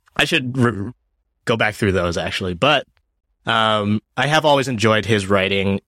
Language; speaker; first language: English; early bilingual, other home language; Japanese